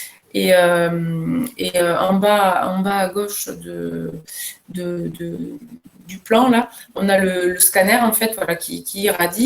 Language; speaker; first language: French; native; French